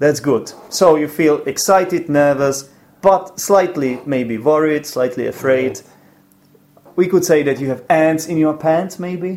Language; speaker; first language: English; non-native, fluent; Czech